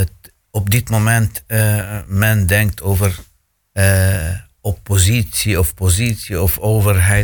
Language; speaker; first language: Dutch; non-native, fluent; Arabic